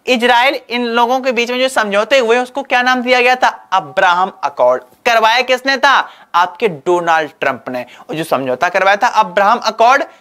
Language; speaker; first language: Hindi; native; Hindi